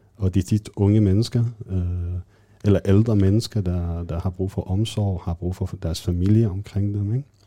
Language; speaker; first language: Danish; non-native, fluent; Arabic